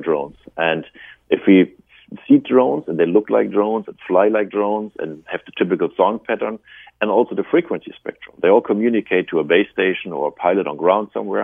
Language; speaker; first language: English; non-native, fluent; German